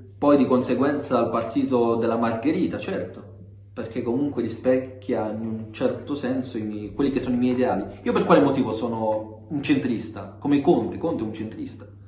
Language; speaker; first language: Italian; early bilingual, other home language; Arabic